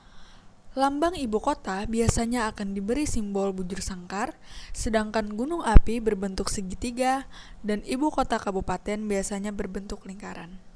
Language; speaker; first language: Indonesian; native; Indonesian